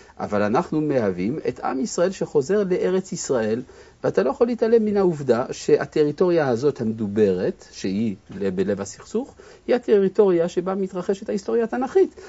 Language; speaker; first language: Hebrew; early bilingual, other home language; French